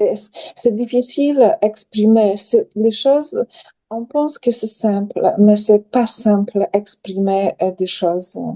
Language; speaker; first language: French; non-native, learner; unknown